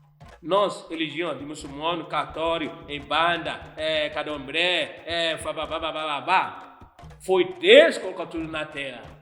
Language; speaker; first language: Portuguese; non-native, fluent; Yoruba